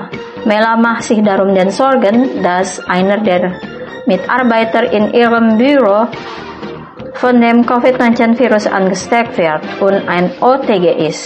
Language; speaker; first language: German; non-native, fluent; Indonesian